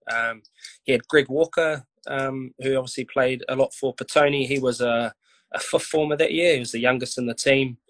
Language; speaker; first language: English; native; English